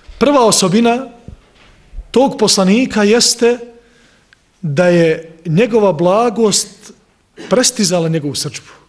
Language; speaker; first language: Bosnian; native; Bosnian